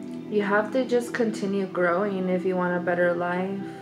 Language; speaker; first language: English; early bilingual, other home language; Spanish